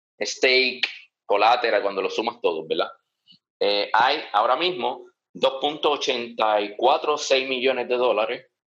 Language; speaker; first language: Spanish; early bilingual, heritage; Spanish